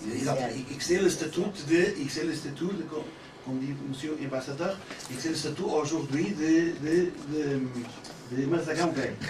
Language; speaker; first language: French; non-native, learner; Portuguese